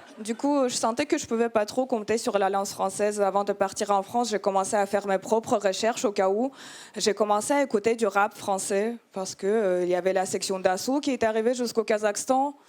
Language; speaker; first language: French; non-native, fluent; Russian